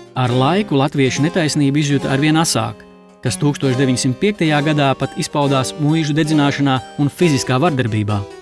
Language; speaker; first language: Latvian; native; Latvian